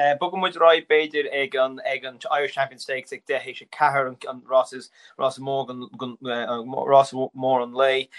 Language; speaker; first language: Irish; non-native, local second language; English